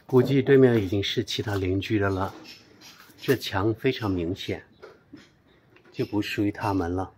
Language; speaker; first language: Chinese; native; Chinese